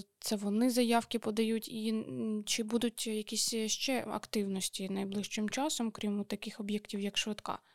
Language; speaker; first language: Ukrainian; native; Ukrainian